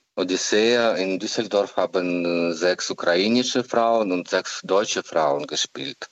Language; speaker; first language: German; non-native, learner; Ukrainian